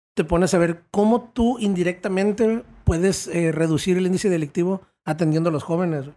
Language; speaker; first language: Spanish; native; Spanish